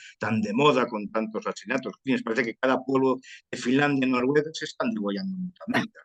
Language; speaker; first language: Spanish; early bilingual, heritage; Spanish